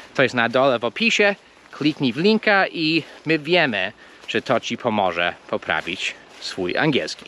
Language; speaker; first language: Polish; non-native, fluent; English